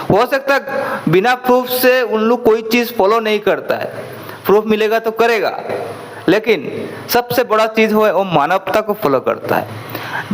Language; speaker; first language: Hindi; non-native, local second language; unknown